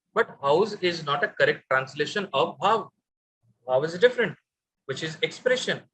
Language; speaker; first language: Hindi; non-native, local second language; Bangla